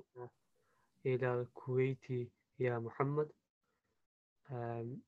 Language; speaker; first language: Arabic; non-native, learner; English